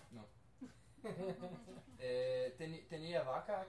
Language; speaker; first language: Spanish; non-native, learner; English